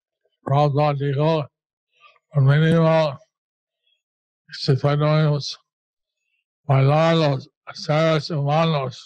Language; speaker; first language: Spanish; non-native, learner; English